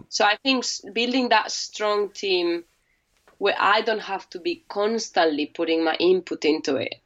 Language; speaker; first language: English; non-native, fluent; Spanish